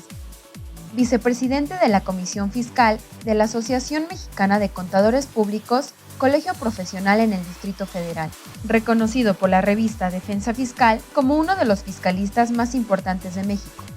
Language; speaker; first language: Spanish; native; Spanish